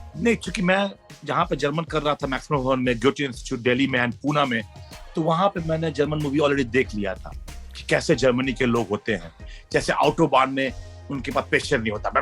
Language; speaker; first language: Hindi; native; Hindi